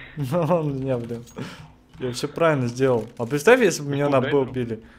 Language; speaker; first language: Russian; native; Russian